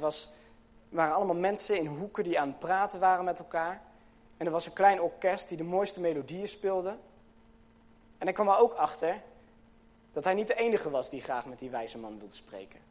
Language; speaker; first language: Dutch; native; Dutch